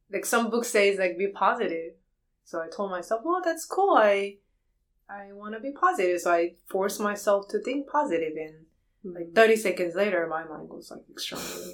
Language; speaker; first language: English; non-native, fluent; Korean